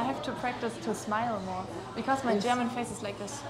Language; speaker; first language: English; non-native, fluent; German